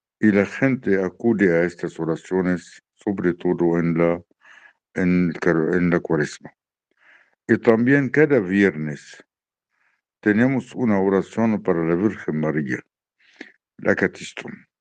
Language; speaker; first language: Spanish; non-native, learner; Arabic